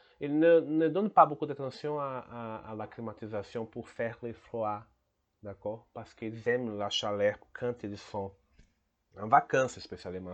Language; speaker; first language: French; non-native, fluent; Portuguese